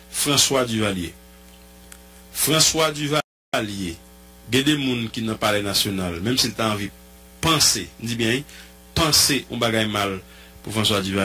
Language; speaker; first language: French; non-native, local second language; Haitian Creole